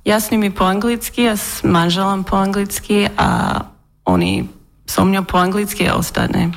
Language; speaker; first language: Slovak; non-native, learner; English